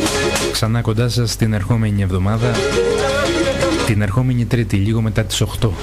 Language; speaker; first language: Greek; native; Greek